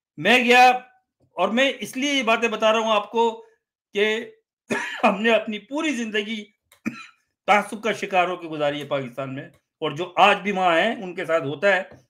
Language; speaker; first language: Urdu; native; Urdu